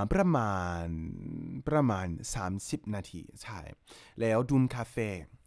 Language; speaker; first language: Thai; non-native, learner; English